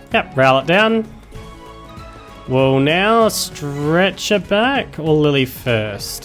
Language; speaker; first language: English; native; English